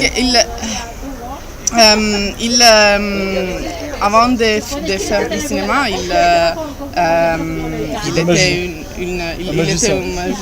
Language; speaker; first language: French; non-native, learner; Italian